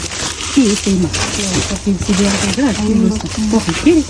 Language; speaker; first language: Spanish; non-native, learner; Arabic